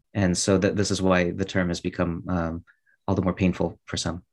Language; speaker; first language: English; early bilingual, other home language; Russian